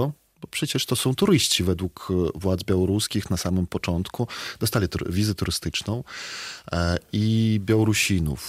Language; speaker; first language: Polish; non-native, fluent; Belarusian